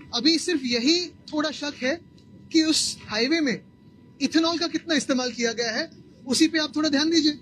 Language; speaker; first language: Hindi; non-native, local second language; Marathi